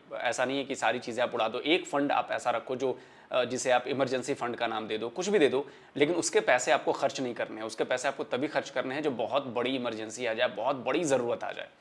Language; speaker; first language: Hindi; non-native, local second language; Bhojpuri